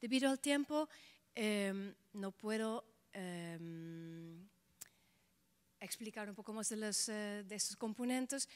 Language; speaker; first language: Spanish; non-native, fluent; Dutch